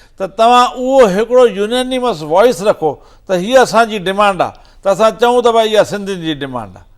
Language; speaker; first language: Sindhi; native; Sindhi